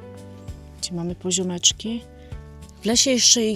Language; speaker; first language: Polish; native; Polish